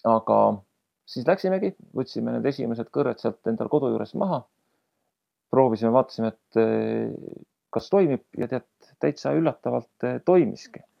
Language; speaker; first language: Estonian; native; Estonian